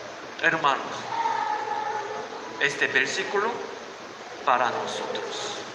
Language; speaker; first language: Spanish; non-native, learner; Korean